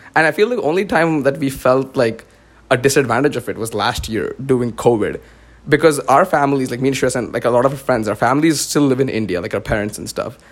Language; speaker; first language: English; non-native, local second language; Marathi